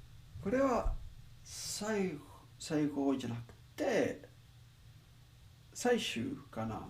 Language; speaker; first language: Japanese; non-native, learner; Spanish